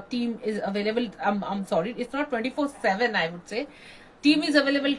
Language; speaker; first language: Hindi; non-native, local second language; Bangla